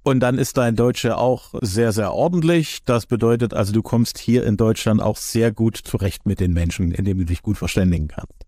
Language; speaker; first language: German; native; German